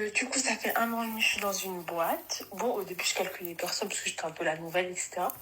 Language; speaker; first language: French; early bilingual, other home language; Arabic